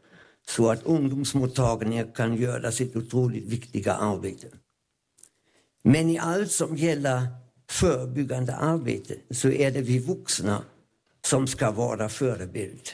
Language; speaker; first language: Swedish; non-native, fluent; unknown